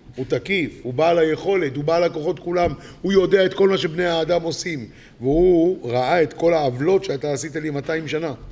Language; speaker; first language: Hebrew; native; Hebrew